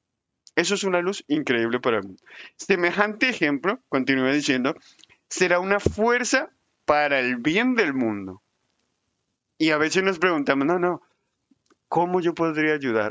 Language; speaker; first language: Spanish; native; Spanish